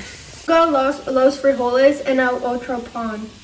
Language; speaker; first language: Spanish; non-native, learner; English